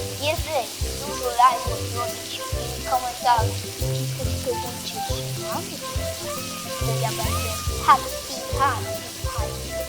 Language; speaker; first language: Polish; non-native, learner; Ukrainian